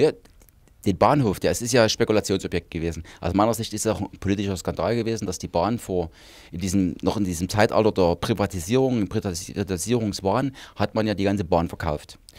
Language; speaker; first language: German; native; German